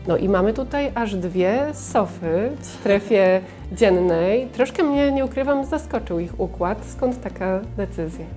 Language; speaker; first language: Polish; native; Polish